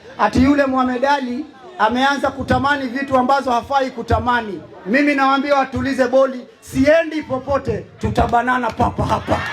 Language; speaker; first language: Swahili; native; Swahili